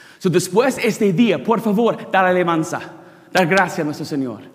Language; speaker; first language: Spanish; non-native, learner; English